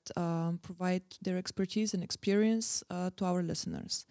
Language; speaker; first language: English; non-native, fluent; Bulgarian